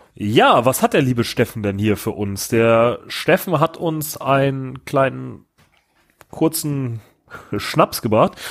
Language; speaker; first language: German; native; German